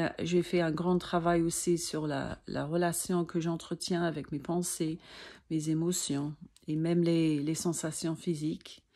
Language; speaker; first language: French; non-native, fluent; English